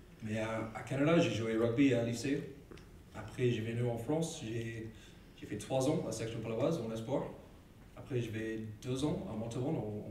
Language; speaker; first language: French; non-native, learner; English